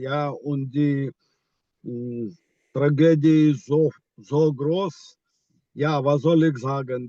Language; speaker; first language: German; non-native, fluent; Ukrainian